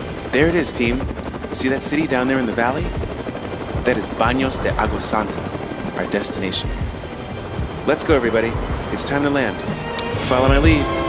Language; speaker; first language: English; native; English